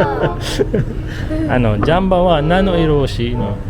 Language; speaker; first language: Japanese; non-native, learner; Filipino